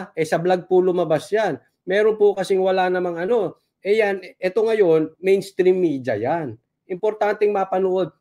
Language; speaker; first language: Filipino; native; Filipino